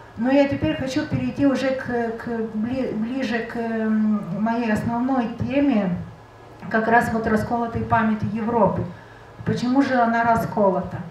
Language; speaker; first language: Russian; non-native, local second language; Lithuanian